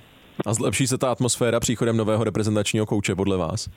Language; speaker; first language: Czech; native; Czech